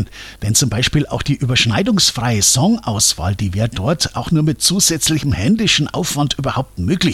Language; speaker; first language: German; native; German